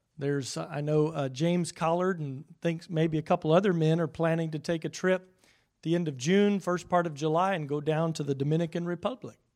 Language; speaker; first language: English; native; English